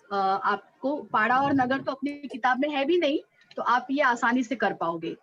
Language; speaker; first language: Hindi; non-native, local second language; Marathi